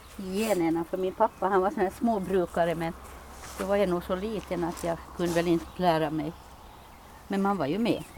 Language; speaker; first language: Swedish; native; Swedish